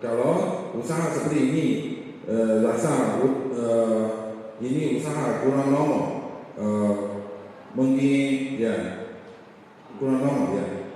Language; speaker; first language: Indonesian; non-native, learner; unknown